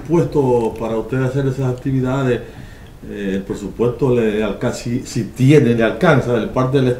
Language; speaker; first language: Spanish; native; Spanish